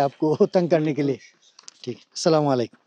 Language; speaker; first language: Hindi; non-native, fluent; Bangla